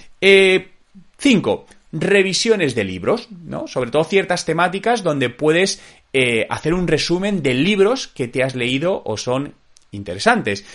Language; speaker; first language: Spanish; native; Spanish